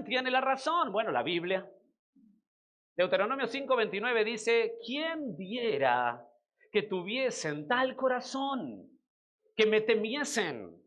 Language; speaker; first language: Spanish; native; Spanish